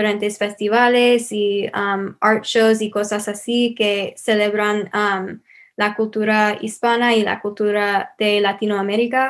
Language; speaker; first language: Spanish; non-native, learner; English